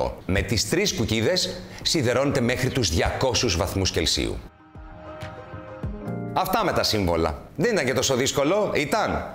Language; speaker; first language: Greek; native; Greek